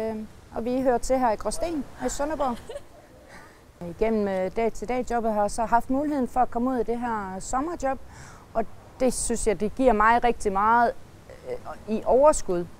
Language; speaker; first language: Danish; native; Danish